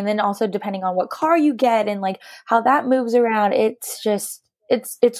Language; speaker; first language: English; native; English